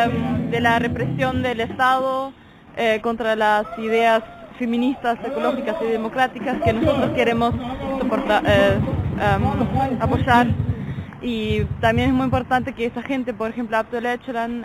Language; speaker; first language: Spanish; non-native, fluent; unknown